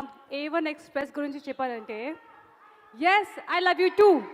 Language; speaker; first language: Telugu; non-native, fluent; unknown